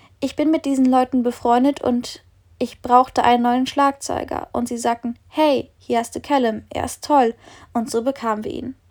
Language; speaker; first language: German; native; German